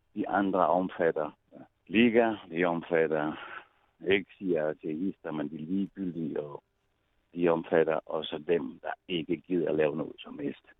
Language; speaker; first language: Danish; non-native, fluent; Italian